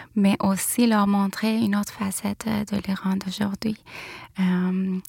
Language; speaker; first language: French; non-native, fluent; Persian